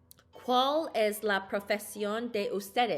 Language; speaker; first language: Spanish; non-native, learner; English